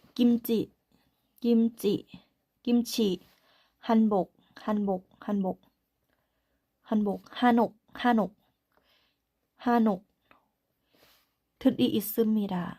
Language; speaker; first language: Korean; non-native, learner; Thai